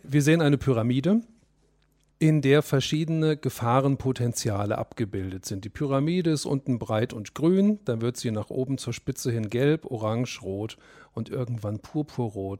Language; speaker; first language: German; native; German